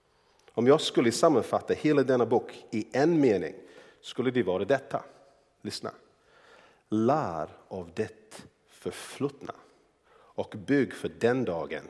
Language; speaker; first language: Swedish; non-native, fluent; English